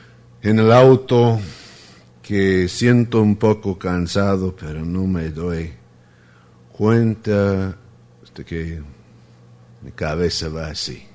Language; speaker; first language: Spanish; non-native, fluent; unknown